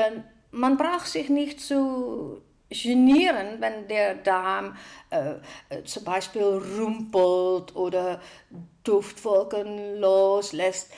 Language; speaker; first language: German; non-native, fluent; Dutch